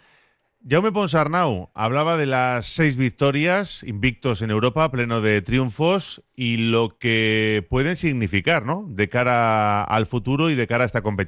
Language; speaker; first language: Spanish; native; Spanish